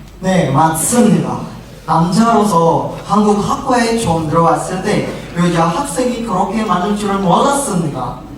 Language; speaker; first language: Korean; non-native, fluent; Indonesian